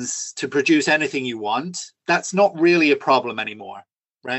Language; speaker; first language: English; native; English